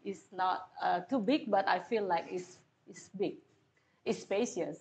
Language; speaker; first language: English; non-native, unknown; Indonesian